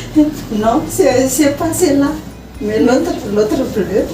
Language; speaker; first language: French; non-native, learner; Malagasy